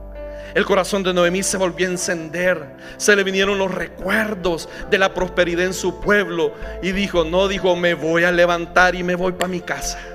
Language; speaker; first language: Spanish; native; Spanish